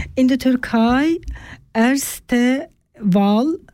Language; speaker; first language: German; non-native, learner; Turkish